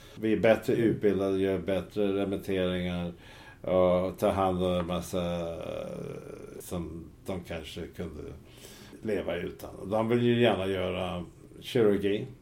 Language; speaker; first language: Swedish; native; Swedish